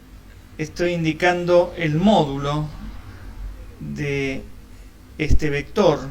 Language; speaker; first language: Spanish; native; Spanish